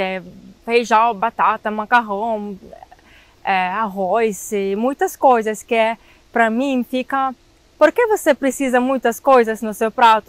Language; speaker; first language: Portuguese; non-native, fluent; Ukrainian